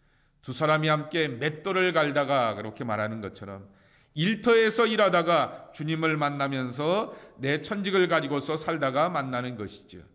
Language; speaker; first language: Korean; native; Korean